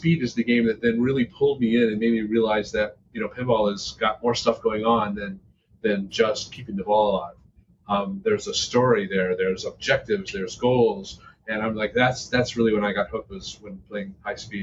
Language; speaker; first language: English; native; English